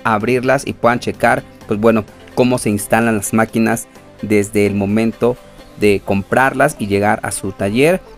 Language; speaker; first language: Spanish; native; Spanish